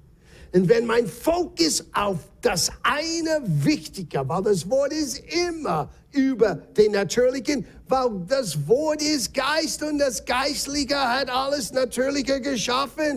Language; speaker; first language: German; non-native, fluent; English